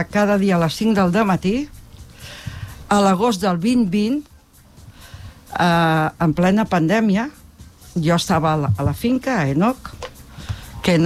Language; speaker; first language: Catalan; native; Catalan